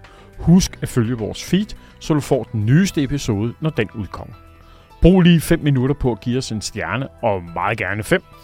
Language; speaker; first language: Danish; native; Danish